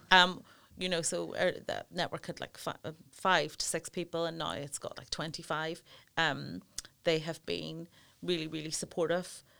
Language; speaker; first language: English; native; English